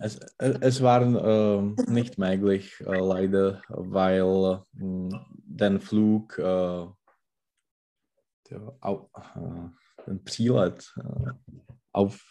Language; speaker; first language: German; non-native, learner; Czech